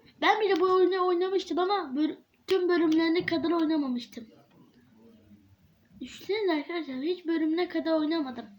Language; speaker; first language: Turkish; early bilingual, heritage; Turkish